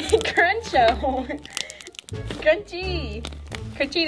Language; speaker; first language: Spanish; non-native, learner; English